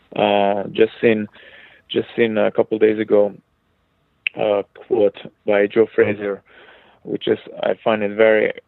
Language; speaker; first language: English; non-native, fluent; Hebrew